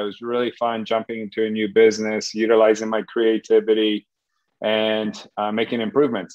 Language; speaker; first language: English; non-native, fluent; Polish